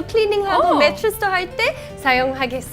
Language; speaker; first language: Korean; non-native, fluent; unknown